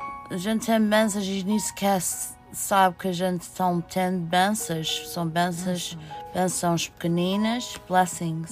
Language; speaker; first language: Portuguese; early bilingual, heritage; Portuguese